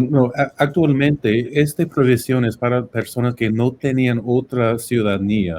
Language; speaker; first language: Spanish; non-native, fluent; English